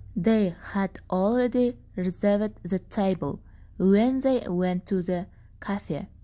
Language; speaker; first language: English; non-native, fluent; Kazakh